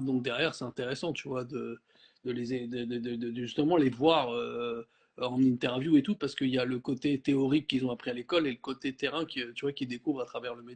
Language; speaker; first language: French; native; French